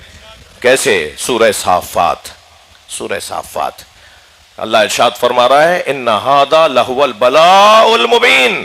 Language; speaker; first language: Urdu; native; Urdu